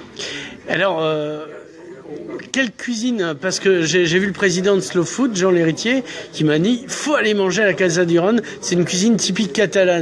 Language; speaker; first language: French; native; French